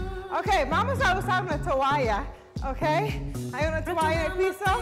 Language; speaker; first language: Spanish; non-native, learner; English